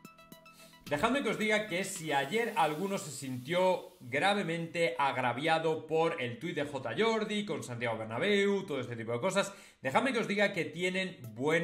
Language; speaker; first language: Spanish; native; Spanish